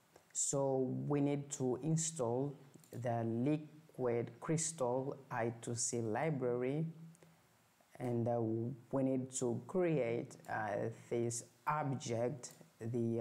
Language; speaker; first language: English; non-native, fluent; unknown